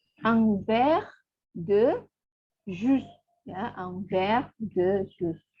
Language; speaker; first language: French; non-native, fluent; Indonesian